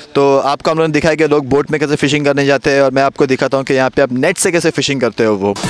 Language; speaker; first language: Hindi; non-native, local second language; Konkani